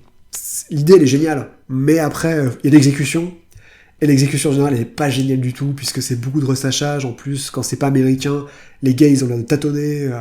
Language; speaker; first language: French; native; French